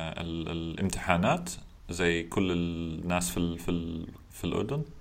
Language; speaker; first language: Arabic; non-native, learner; English